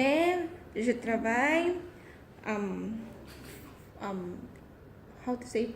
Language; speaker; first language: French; non-native, learner; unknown